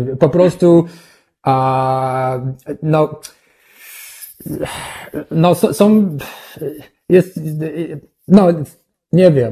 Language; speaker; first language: Polish; non-native, learner; English